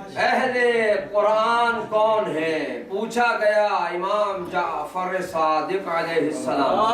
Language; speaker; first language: Urdu; native; Urdu